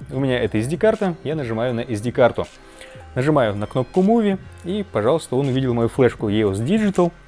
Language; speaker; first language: Russian; native; Russian